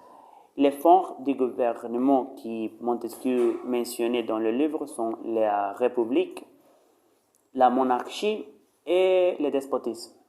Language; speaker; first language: French; non-native, learner; Spanish